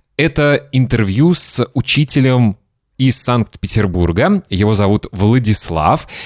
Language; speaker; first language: Russian; native; Russian